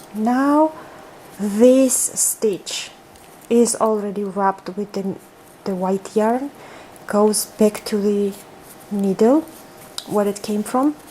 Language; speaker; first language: English; non-native, fluent; Georgian